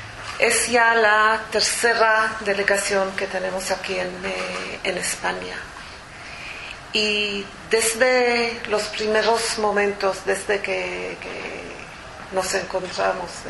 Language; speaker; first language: Spanish; non-native, fluent; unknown